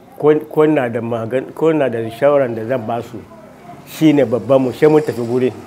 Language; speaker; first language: Hausa; non-native, local second language; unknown